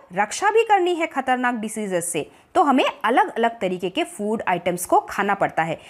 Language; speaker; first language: Hindi; non-native, local second language; Bangla